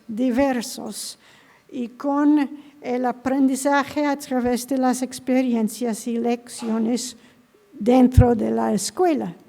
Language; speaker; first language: Spanish; non-native, fluent; English